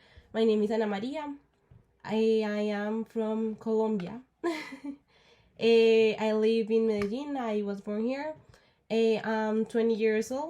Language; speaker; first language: English; non-native, learner; Spanish